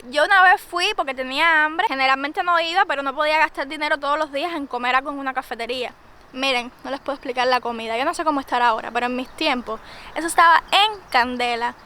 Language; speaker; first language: Spanish; native; Spanish